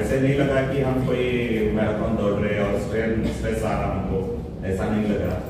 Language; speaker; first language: Hindi; non-native, local second language; Marathi